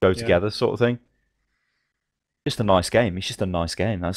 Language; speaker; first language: English; native; English